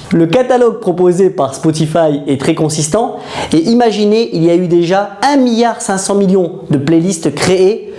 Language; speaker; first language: French; native; French